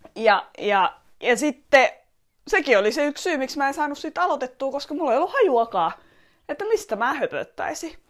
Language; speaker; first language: Finnish; early bilingual, other home language; Estonian